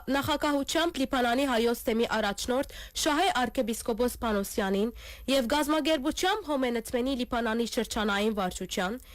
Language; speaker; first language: Armenian; early bilingual, heritage; Armenian